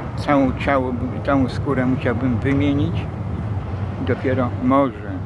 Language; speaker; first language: Polish; native; Polish